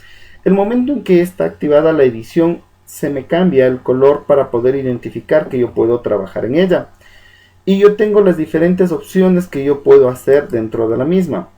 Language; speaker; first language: Spanish; native; Spanish